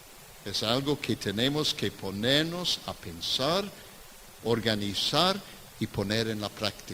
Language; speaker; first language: Spanish; non-native, fluent; English